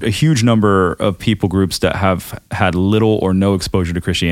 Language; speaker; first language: English; early bilingual, other home language; German